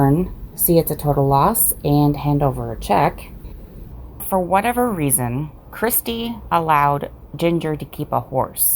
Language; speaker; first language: English; native; English